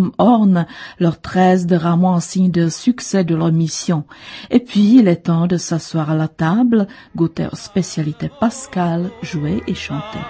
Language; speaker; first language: French; non-native, fluent; Czech